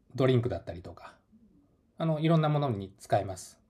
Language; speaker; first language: Japanese; native; Japanese